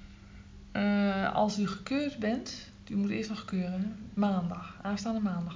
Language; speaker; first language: Dutch; native; Dutch